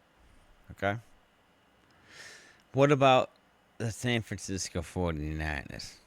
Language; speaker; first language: English; native; English